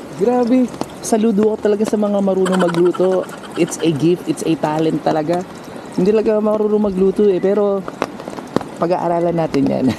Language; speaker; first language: Filipino; non-native, local second language; Pangasinan